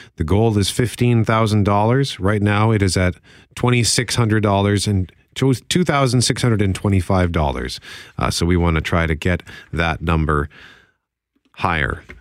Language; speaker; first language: English; native; English